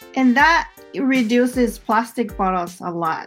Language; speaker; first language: English; non-native, fluent; Japanese